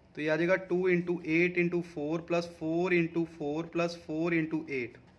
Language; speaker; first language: Hindi; non-native, local second language; Punjabi